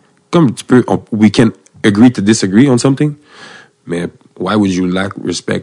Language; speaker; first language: English; non-native, fluent; French